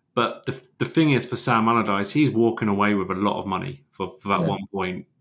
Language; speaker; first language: English; native; English